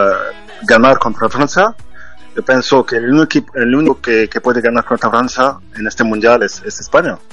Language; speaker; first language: Spanish; non-native, fluent; French